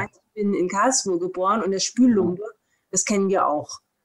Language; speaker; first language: German; native; German